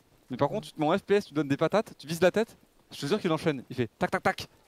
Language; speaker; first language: French; native; French